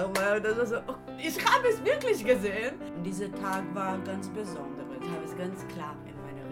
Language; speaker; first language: German; non-native, learner; Portuguese